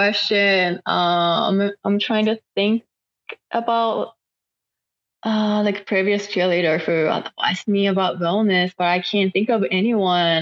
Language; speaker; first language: English; non-native, fluent; Japanese